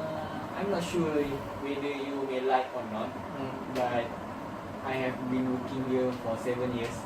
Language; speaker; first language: English; non-native, learner; Malay